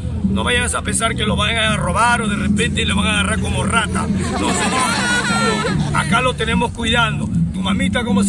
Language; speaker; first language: Spanish; native; Spanish